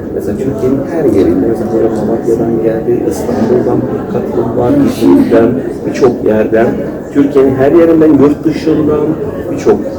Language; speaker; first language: Turkish; native; Turkish